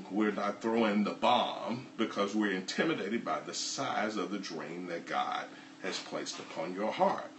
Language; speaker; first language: English; native; English